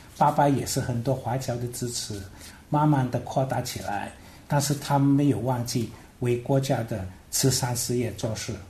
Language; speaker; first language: Chinese; non-native, local second language; Hakka Chinese